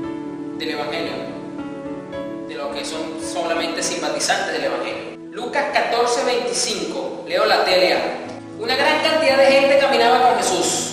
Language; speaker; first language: Spanish; native; Spanish